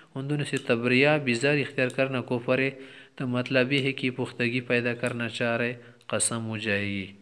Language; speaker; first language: Urdu; non-native, local second language; Pashto